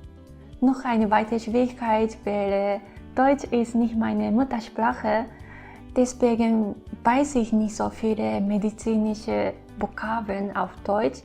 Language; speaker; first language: German; non-native, fluent; Japanese